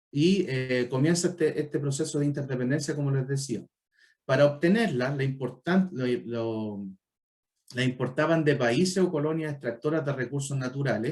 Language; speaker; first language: Spanish; native; Spanish